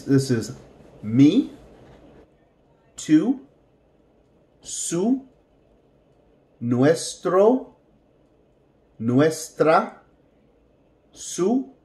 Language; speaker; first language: Spanish; non-native, fluent; English